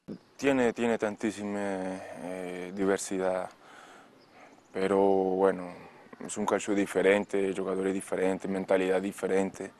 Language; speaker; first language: Italian; non-native, learner; Spanish